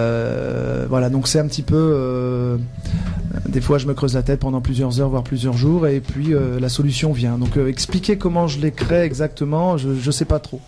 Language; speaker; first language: French; native; French